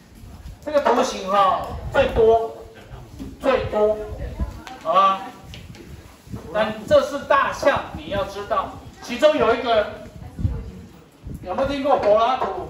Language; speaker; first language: Chinese; native; Chinese